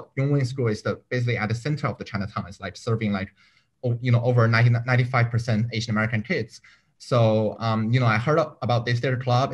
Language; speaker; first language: English; non-native, fluent; Chinese